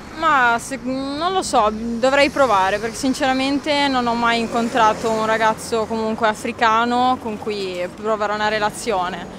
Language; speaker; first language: Italian; native; Italian